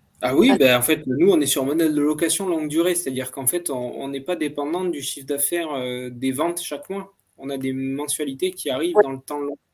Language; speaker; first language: French; native; French